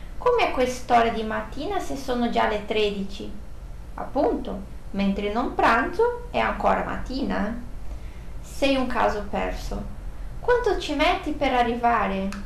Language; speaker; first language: Italian; non-native, fluent; Portuguese